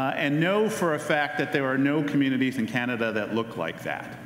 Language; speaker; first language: English; native; English